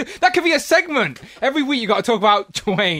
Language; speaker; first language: English; native; English